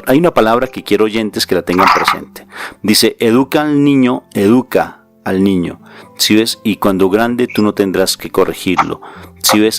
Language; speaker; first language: Spanish; native; Spanish